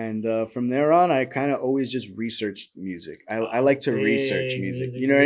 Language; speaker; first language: English; native; English